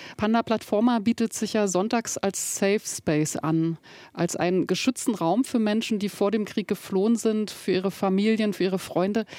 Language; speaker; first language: German; native; German